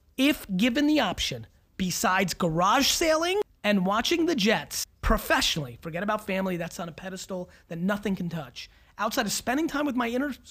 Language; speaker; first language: English; native; English